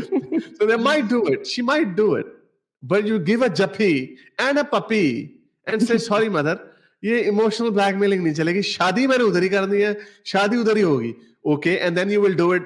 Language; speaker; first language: Hindi; native; Hindi